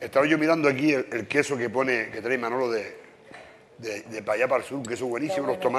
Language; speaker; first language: Spanish; native; Spanish